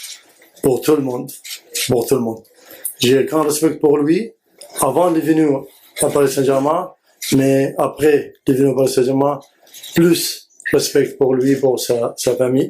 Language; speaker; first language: French; non-native, learner; Arabic